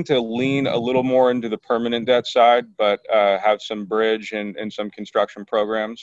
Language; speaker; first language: English; native; English